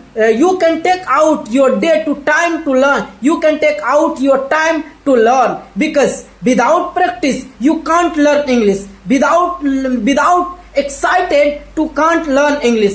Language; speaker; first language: English; non-native, learner; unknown